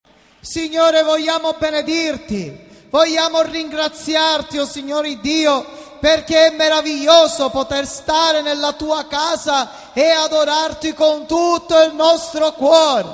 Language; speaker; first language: Italian; native; Italian